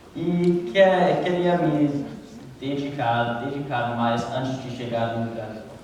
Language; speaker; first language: Portuguese; non-native, learner; English